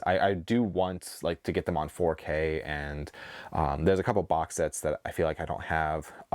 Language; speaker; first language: English; native; English